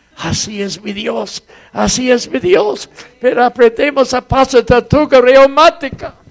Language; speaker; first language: Spanish; non-native, fluent; English